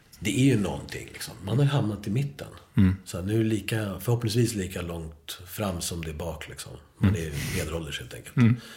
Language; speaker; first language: Swedish; early bilingual, other home language; Spanish